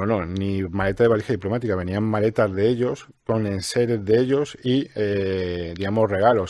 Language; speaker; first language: Spanish; native; Spanish